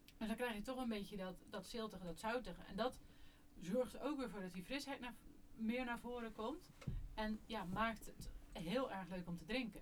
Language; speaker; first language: Dutch; native; Dutch